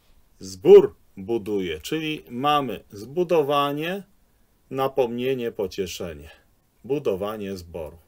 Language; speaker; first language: Polish; native; Polish